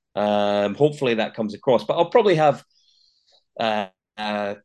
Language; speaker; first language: English; native; English